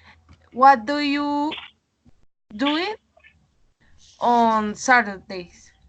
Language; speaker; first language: English; non-native, learner; Spanish